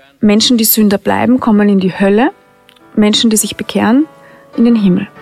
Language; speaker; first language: German; native; German